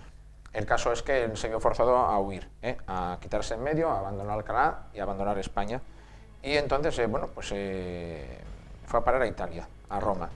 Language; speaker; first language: Spanish; native; Spanish